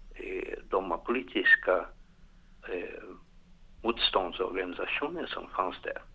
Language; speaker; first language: Swedish; non-native, fluent; Portuguese